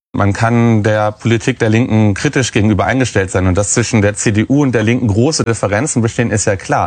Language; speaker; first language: German; native; German